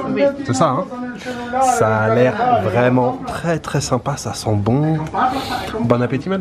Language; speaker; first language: French; native; French